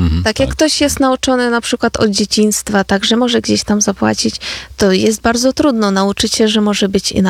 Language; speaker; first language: Polish; non-native, fluent; Ukrainian